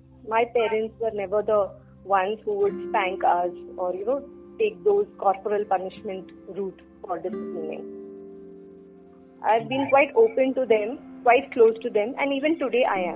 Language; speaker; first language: English; non-native, local second language; Hindi